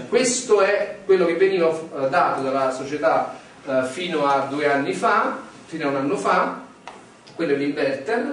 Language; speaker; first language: Italian; native; Italian